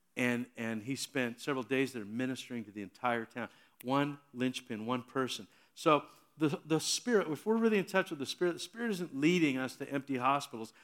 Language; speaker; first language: English; native; English